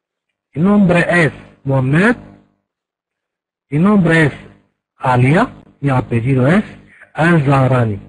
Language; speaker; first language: Spanish; non-native, fluent; Arabic